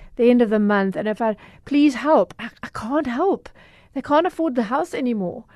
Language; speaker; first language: English; native; English